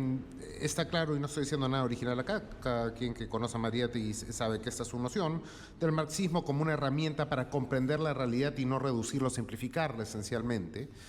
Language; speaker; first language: Spanish; native; Spanish